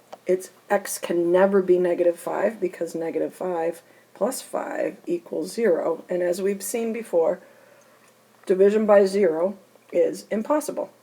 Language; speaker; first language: English; native; English